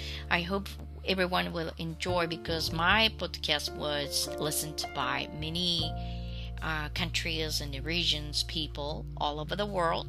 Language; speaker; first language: English; non-native, fluent; Japanese